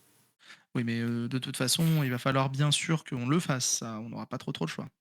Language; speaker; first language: French; native; French